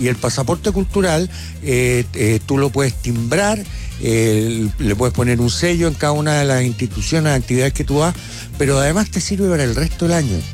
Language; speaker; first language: Spanish; native; Spanish